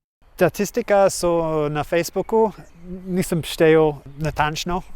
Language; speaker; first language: Slovenian; non-native, learner; English